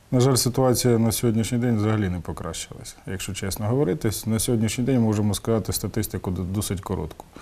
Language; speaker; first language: Ukrainian; native; Ukrainian